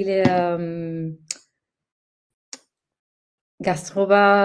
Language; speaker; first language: French; non-native, learner; Spanish